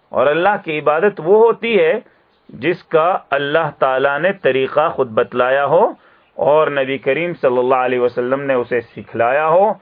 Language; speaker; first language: Urdu; native; Urdu